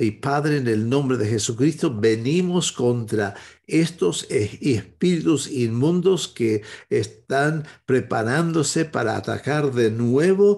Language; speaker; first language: Spanish; non-native, fluent; English